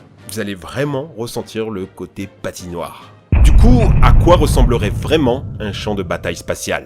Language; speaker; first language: French; native; French